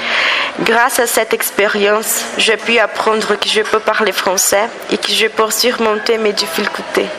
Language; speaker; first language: French; non-native, fluent; Portuguese